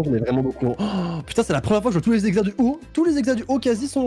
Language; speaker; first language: French; native; French